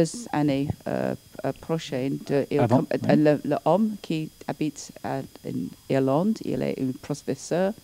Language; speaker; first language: French; non-native, learner; English